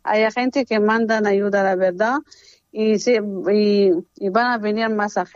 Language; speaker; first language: Spanish; non-native, learner; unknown